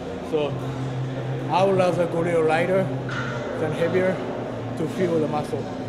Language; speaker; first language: English; non-native, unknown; Japanese